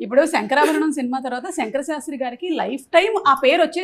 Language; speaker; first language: Telugu; native; Telugu